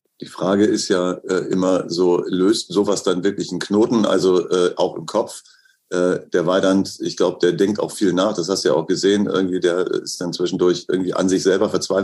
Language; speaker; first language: German; native; German